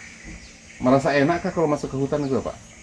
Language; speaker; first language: Indonesian; native; Indonesian